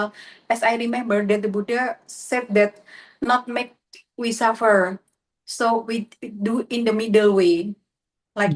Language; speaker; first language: English; non-native, learner; Indonesian